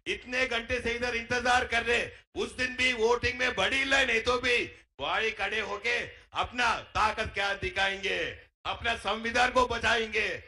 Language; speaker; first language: Hindi; non-native, local second language; Telugu